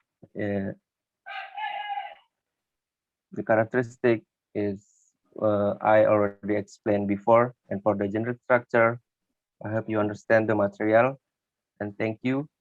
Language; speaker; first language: English; non-native, learner; Indonesian